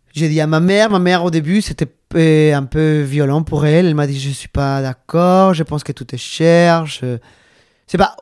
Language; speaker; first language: French; non-native, fluent; Spanish